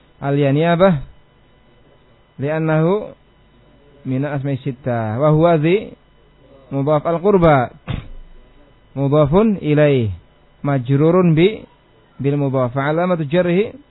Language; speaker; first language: Arabic; non-native, fluent; Indonesian